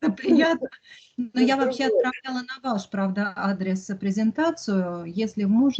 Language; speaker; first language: Russian; native; Russian